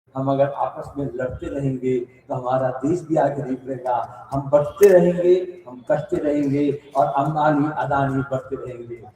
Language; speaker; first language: Hindi; non-native, local second language; Bangla